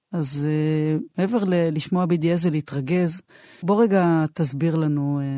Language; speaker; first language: Hebrew; native; Hebrew